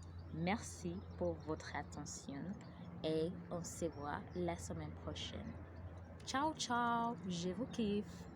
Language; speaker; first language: French; non-native, learner; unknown